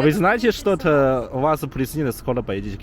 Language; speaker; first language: Russian; non-native, learner; Chinese